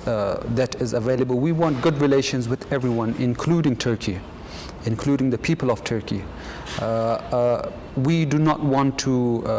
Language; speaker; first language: English; non-native, fluent; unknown